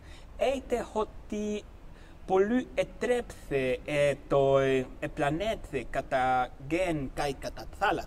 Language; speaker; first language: Greek; non-native, fluent; Spanish